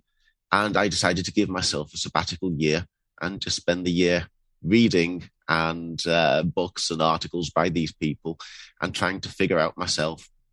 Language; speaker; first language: English; native; English